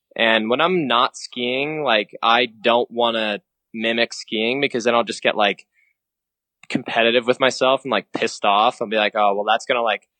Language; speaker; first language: English; native; English